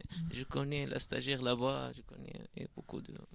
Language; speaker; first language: French; non-native, learner; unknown